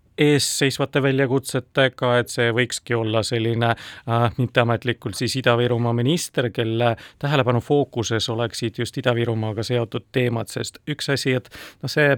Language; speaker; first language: Estonian; non-native, local second language; Russian